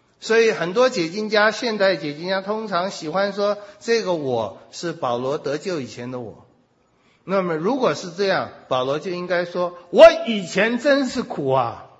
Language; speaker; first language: Chinese; native; Chinese